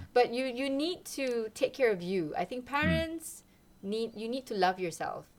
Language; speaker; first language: English; non-native, local second language; Malay